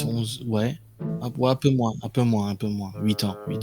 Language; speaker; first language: French; native; French